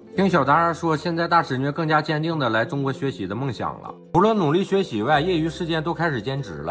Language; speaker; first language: Chinese; native; Chinese